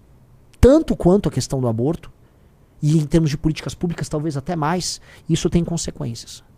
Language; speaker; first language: Portuguese; native; Portuguese